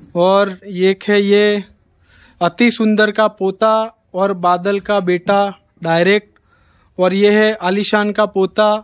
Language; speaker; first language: Hindi; non-native, local second language; Gujarati